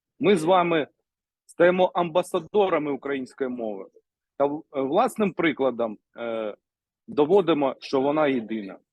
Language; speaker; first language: Ukrainian; native; Ukrainian